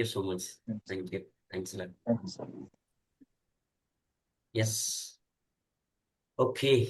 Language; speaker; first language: Tamil; native; Tamil